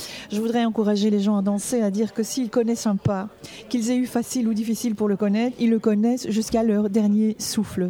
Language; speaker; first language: French; native; French